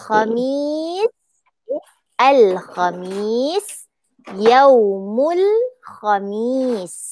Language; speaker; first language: Arabic; non-native, fluent; Malay